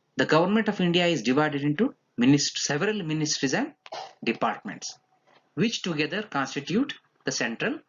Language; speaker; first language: English; non-native, local second language; Kannada